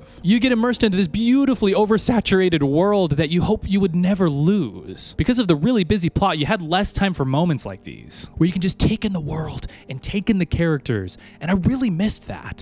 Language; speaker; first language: English; native; English